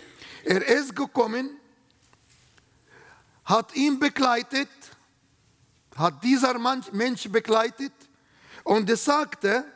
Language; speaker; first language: German; non-native, learner; Arabic